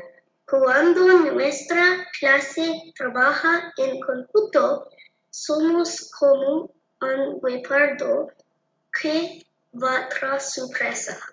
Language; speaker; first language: Spanish; non-native, learner; English